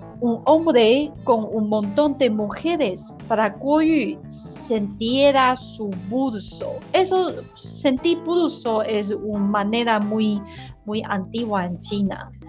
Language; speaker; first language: Spanish; non-native, learner; Chinese